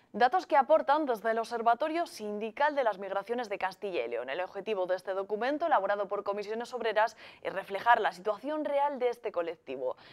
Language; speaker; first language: Spanish; native; Spanish